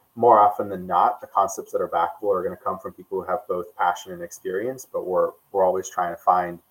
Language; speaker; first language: English; non-native, fluent; Portuguese